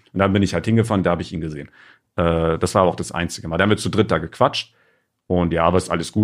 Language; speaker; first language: German; native; German